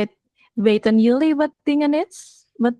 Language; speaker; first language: Dutch; non-native, fluent; Indonesian